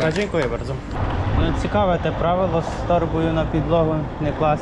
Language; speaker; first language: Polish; non-native, learner; Ukrainian